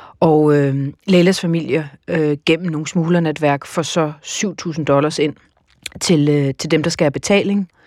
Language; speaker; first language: Danish; native; Danish